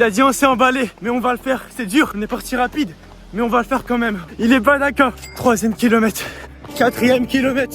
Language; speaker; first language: French; native; French